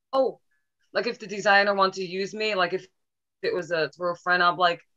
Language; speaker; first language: English; native; English